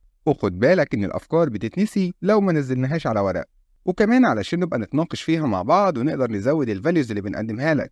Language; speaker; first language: Arabic; native; Arabic